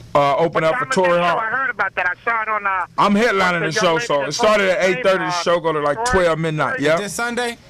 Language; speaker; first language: English; native; English